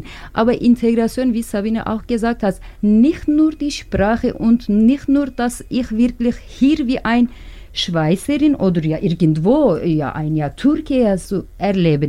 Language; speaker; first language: German; non-native, learner; Turkish